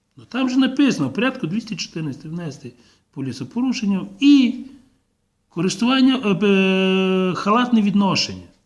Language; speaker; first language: Ukrainian; native; Ukrainian